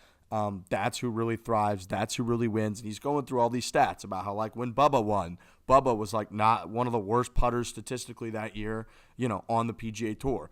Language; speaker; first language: English; native; English